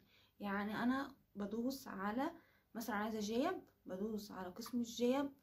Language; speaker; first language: Arabic; native; Arabic